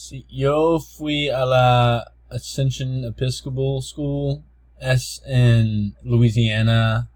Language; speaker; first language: Spanish; non-native, learner; English